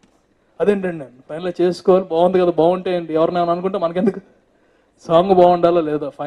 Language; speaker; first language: Telugu; native; Telugu